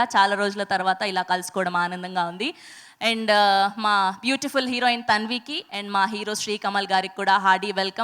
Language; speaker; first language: Telugu; native; Telugu